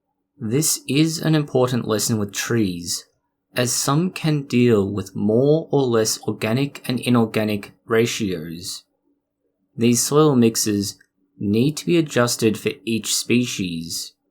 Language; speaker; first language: English; native; English